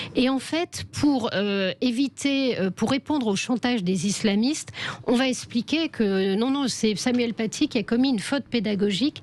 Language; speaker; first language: French; native; French